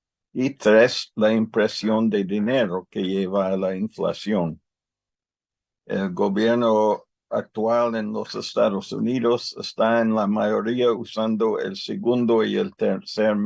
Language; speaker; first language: Spanish; non-native, learner; English